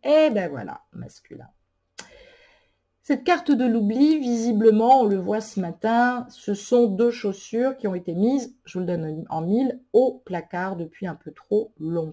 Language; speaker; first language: French; native; French